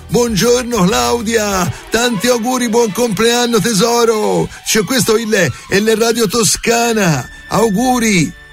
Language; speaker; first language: Italian; native; Italian